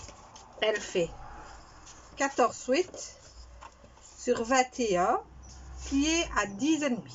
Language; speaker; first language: French; native; French